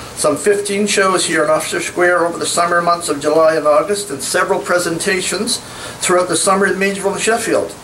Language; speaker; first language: English; native; English